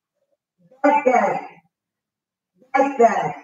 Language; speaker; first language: English; non-native, fluent; Spanish